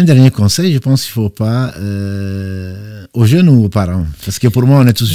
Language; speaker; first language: French; native; French